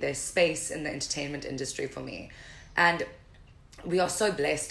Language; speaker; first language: English; native; English